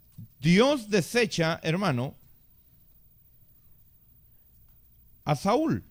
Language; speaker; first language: Spanish; native; Spanish